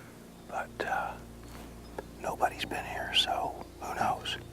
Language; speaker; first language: English; native; English